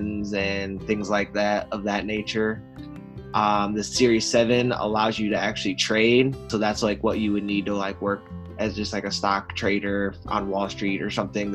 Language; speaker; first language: English; native; English